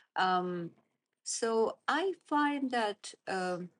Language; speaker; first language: English; non-native, fluent; Azerbaijani